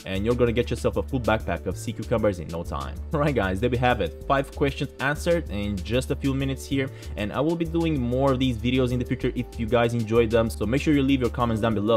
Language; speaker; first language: English; non-native, fluent; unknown